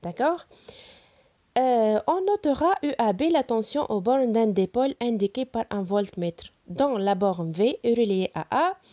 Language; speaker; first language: French; non-native, local second language; Arabic